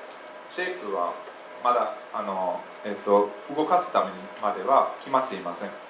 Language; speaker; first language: Japanese; non-native, fluent; English